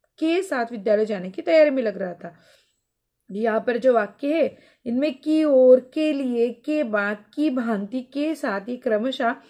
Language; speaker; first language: Hindi; non-native, local second language; Marathi